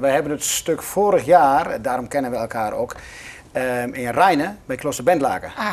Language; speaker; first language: Dutch; native; Dutch